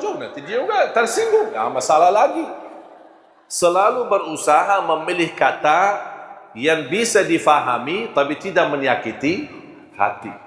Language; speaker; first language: Malay; non-native, fluent; Arabic